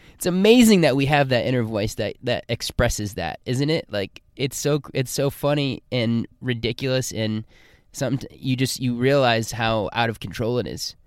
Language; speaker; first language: English; native; English